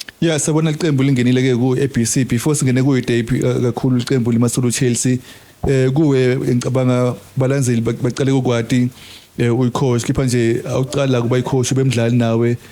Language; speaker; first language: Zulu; non-native, local second language; Swati